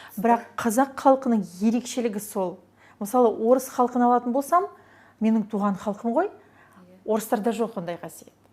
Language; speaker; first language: Kazakh; non-native, local second language; Russian